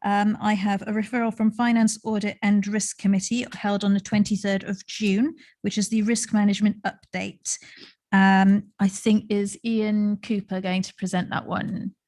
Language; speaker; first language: English; native; English